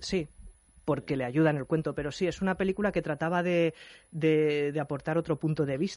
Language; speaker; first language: Spanish; native; Spanish